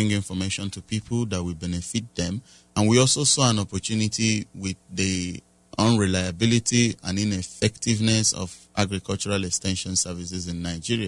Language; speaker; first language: English; non-native, local second language; Igbo